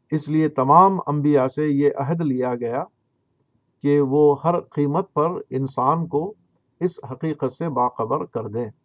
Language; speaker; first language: Urdu; native; Urdu